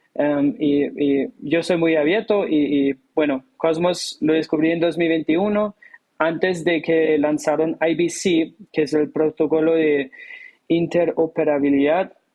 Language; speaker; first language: Spanish; non-native, fluent; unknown